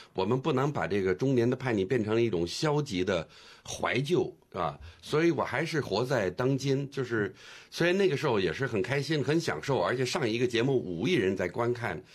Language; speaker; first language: Chinese; non-native, fluent; English